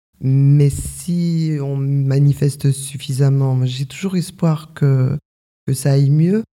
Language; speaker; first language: French; native; French